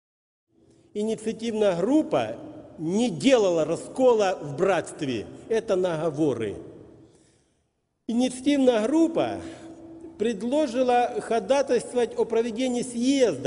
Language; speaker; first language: Russian; native; Russian